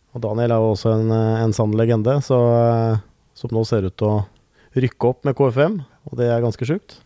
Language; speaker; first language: Norwegian; native; Norwegian